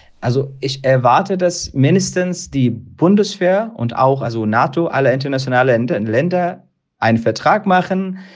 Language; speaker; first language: German; non-native, learner; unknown